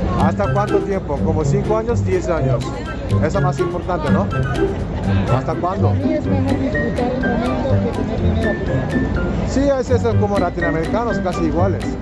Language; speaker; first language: Spanish; non-native, learner; Korean